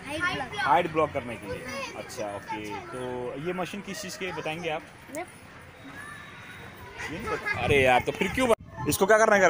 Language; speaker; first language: Hindi; native; Hindi